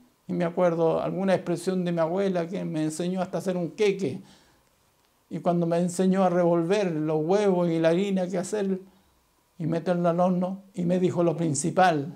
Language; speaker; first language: Spanish; native; Spanish